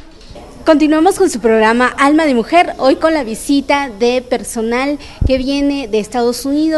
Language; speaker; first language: Spanish; native; Spanish